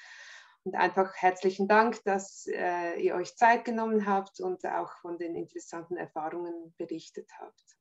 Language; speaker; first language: German; native; German